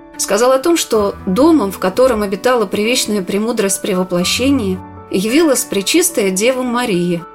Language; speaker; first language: Russian; native; Russian